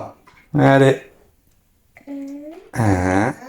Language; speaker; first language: French; native; French